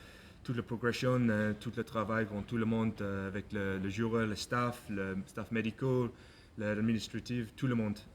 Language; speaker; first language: French; non-native, learner; English